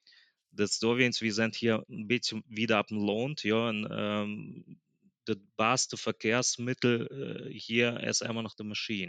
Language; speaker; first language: German; early bilingual, other home language; Plautdietsch